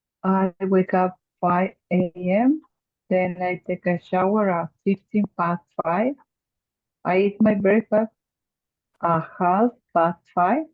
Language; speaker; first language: English; non-native, learner; Spanish